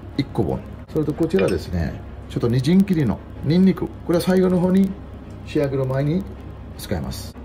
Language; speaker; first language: Japanese; non-native, fluent; Bangla